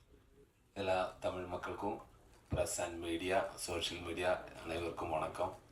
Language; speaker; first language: Tamil; non-native, learner; Malayalam